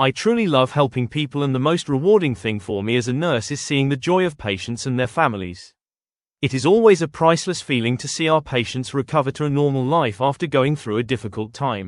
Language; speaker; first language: English; non-native, fluent; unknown